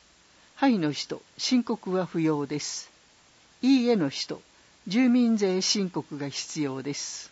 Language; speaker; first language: Japanese; native; Japanese